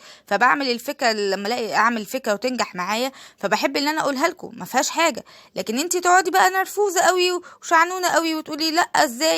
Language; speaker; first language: Arabic; native; Arabic